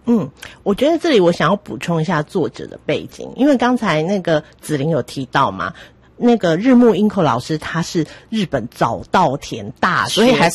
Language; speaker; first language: Chinese; native; Chinese